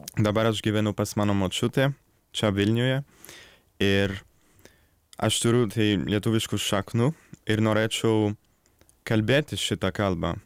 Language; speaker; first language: Lithuanian; early bilingual, heritage; German